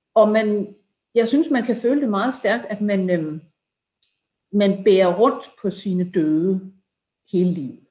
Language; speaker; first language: Danish; native; Danish